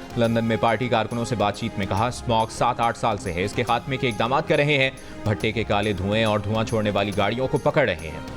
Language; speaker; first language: Urdu; native; Urdu